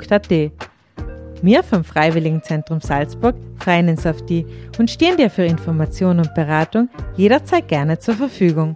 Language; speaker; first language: German; native; German